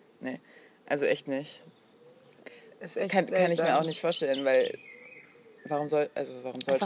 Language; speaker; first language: German; native; German